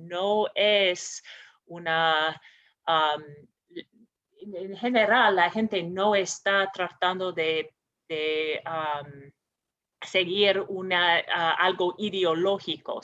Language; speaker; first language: Spanish; non-native, fluent; English